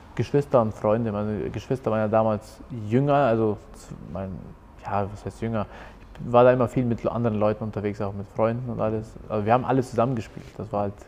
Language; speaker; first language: German; early bilingual, other home language; Albanian